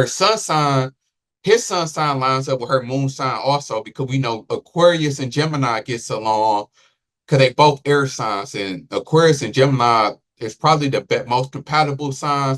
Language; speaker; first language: English; native; English